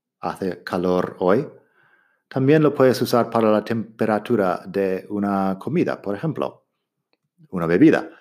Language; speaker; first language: Spanish; non-native, fluent; English